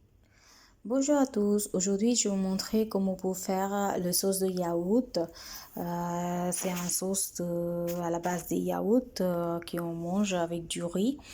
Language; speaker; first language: French; non-native, learner; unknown